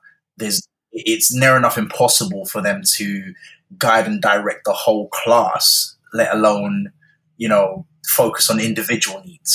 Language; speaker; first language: English; native; English